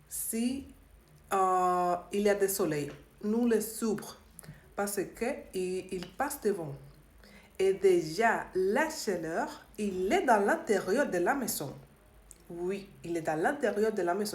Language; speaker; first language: French; non-native, learner; Spanish